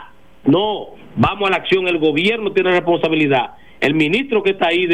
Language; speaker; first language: Spanish; native; Spanish